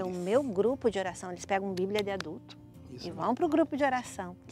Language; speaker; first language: Portuguese; native; Portuguese